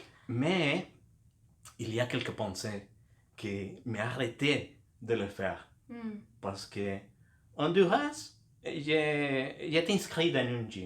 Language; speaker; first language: French; non-native, fluent; Spanish